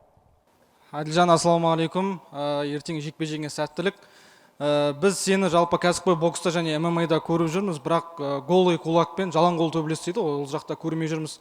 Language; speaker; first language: Kazakh; native; Kazakh